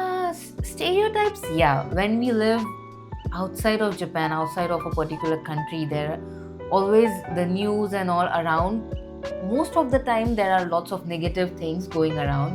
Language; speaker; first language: English; non-native, local second language; Hindi